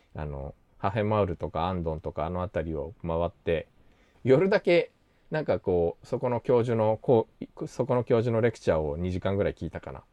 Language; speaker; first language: Japanese; native; Japanese